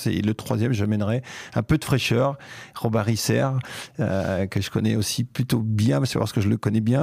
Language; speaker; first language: French; native; French